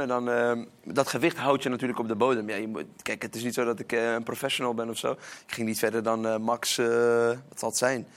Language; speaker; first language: Dutch; native; Dutch